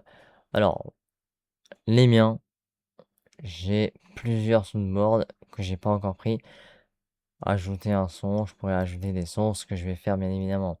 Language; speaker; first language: French; native; French